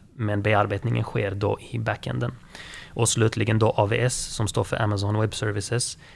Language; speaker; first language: Swedish; early bilingual, other home language; Arabic